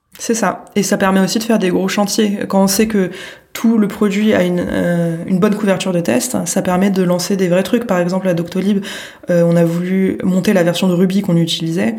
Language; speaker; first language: French; native; French